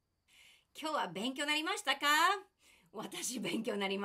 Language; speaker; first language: Japanese; non-native, fluent; English